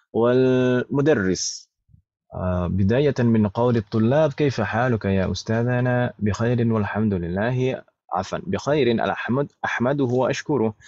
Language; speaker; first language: Arabic; non-native, fluent; Indonesian